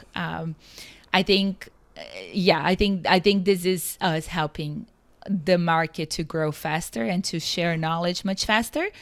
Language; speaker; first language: English; non-native, fluent; Portuguese